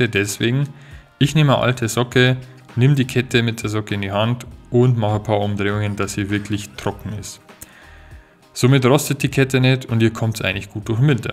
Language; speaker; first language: German; native; German